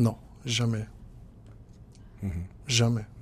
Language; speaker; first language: French; non-native, learner; Kurdish